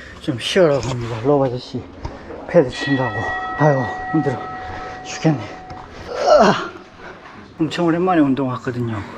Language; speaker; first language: Korean; native; Korean